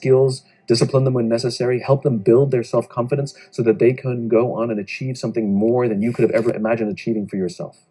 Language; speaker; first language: English; native; English